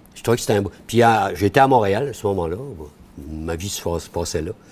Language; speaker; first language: French; native; French